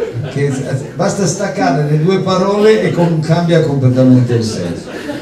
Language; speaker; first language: Italian; native; Italian